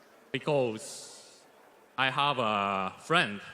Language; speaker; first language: English; non-native, learner; Japanese